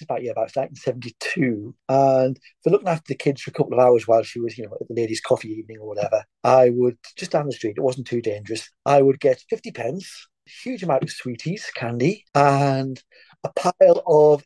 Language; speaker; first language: English; native; English